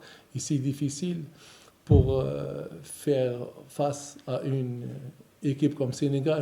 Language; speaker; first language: French; non-native, local second language; Arabic